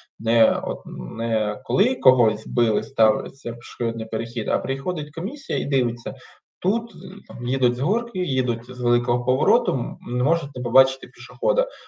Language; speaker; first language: Ukrainian; non-native, local second language; Russian